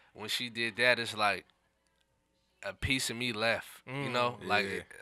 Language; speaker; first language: English; native; English